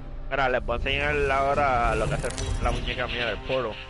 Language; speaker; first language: Spanish; early bilingual, heritage; Spanish